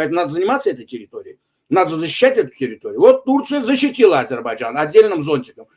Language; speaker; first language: Russian; non-native, local second language; Azerbaijani